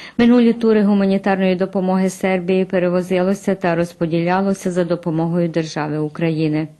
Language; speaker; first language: Ukrainian; early bilingual, heritage; Ukrainian